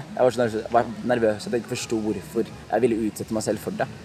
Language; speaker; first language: Norwegian; early bilingual, other home language; Somali